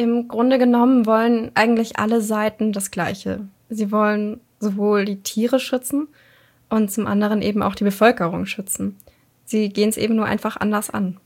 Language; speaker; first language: German; native; German